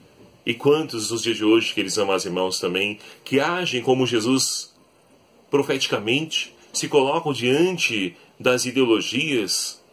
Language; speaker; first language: Portuguese; native; Portuguese